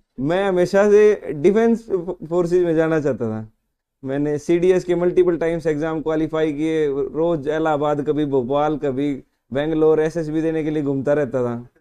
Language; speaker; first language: Hindi; native; Hindi